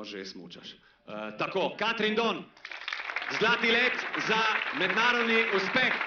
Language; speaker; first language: Slovenian; native; Slovenian